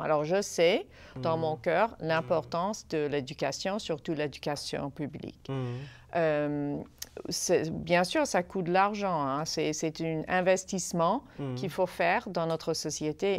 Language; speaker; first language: French; non-native, fluent; English